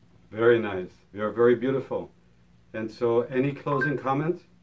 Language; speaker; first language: English; native; English